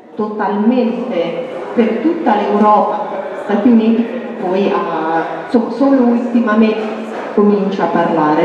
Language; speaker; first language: Italian; native; Italian